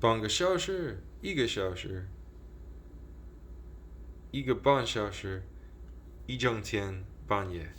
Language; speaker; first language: Chinese; non-native, learner; English